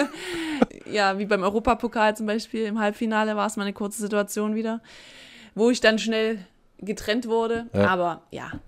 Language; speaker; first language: German; native; German